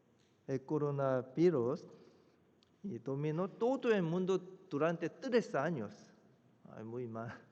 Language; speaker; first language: Spanish; non-native, fluent; Korean